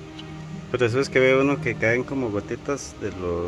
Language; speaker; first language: Spanish; native; Spanish